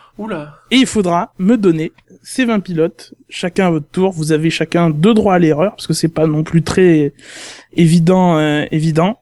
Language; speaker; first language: French; native; French